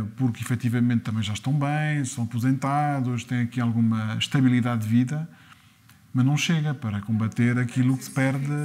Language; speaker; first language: Portuguese; early bilingual, other home language; French